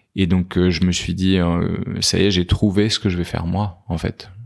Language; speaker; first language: French; native; French